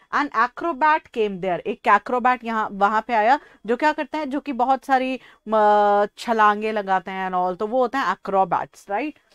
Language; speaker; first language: Hindi; native; Hindi